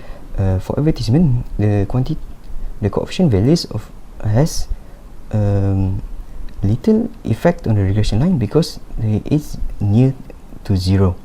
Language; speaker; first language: English; non-native, local second language; Malay